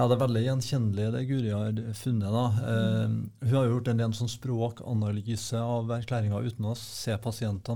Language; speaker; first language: Norwegian; native; Norwegian